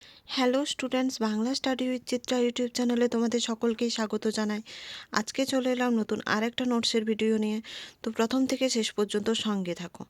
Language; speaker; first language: Bangla; native; Bangla